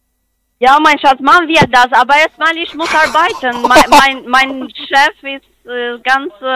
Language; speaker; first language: German; non-native, learner; Spanish